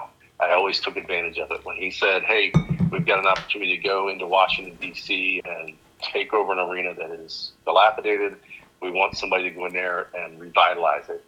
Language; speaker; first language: English; native; English